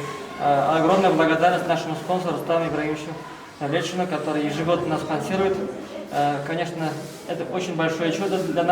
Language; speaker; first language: Russian; native; Russian